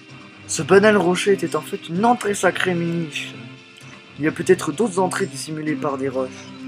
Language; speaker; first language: French; native; French